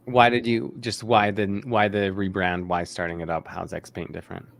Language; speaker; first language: English; native; English